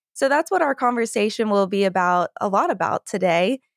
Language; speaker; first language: English; native; English